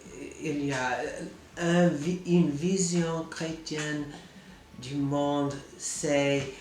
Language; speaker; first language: French; non-native, fluent; English